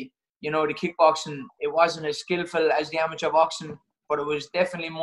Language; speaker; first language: English; native; English